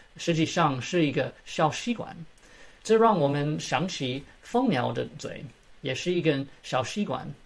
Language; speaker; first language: Chinese; early bilingual, heritage; Chinese